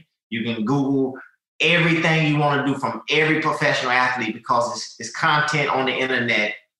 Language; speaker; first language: English; native; English